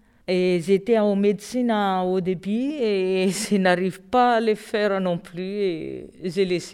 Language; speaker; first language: French; non-native, local second language; Malagasy